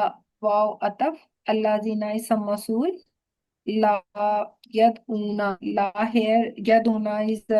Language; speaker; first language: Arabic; non-native, learner; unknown